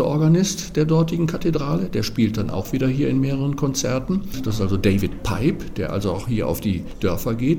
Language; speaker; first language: German; native; German